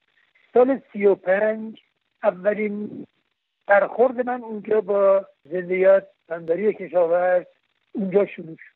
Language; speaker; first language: Persian; native; Persian